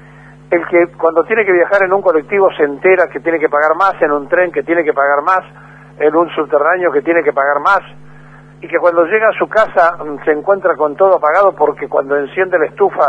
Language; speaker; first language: Spanish; native; Spanish